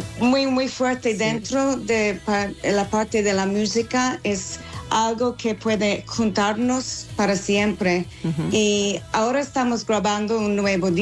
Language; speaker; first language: Spanish; non-native, fluent; English